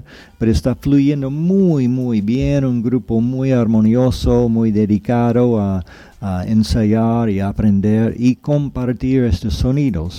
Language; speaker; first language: Spanish; non-native, fluent; English